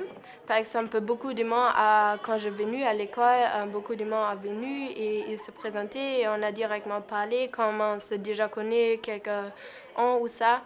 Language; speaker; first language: French; non-native, learner; German